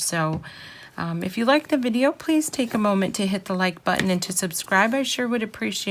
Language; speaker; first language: English; native; English